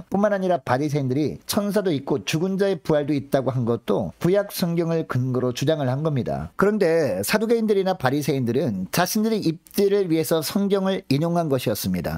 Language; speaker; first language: Korean; native; Korean